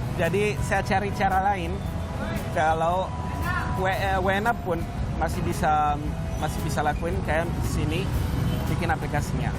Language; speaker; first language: Indonesian; non-native, fluent; French